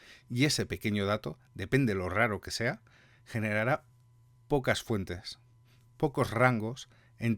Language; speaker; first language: Spanish; native; Spanish